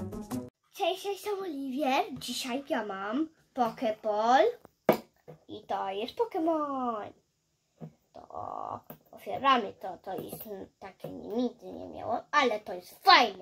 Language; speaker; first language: Polish; early bilingual, heritage; English